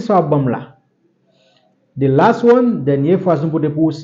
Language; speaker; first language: French; non-native, learner; Haitian Creole